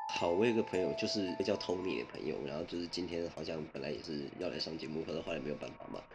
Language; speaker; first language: Chinese; early bilingual, other home language; Min Nan Chinese